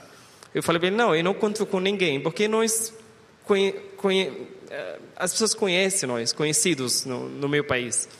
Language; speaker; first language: Portuguese; non-native, learner; Arabic